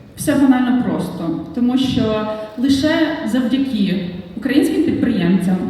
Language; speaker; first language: Ukrainian; non-native, local second language; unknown